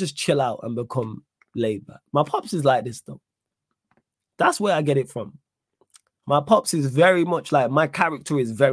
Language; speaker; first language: English; native; English